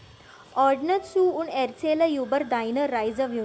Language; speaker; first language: German; non-native, learner; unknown